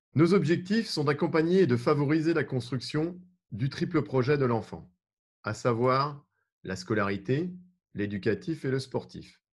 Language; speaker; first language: French; native; French